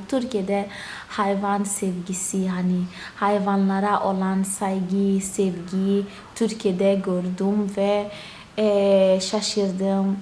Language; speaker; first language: Turkish; non-native, fluent; Portuguese